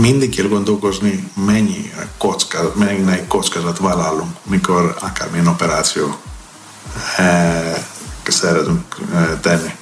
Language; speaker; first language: Hungarian; non-native, fluent; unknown